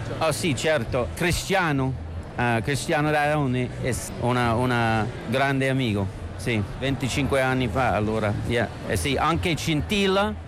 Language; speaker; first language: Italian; non-native, learner; English